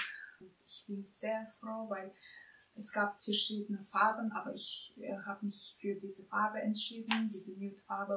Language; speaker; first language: German; non-native, fluent; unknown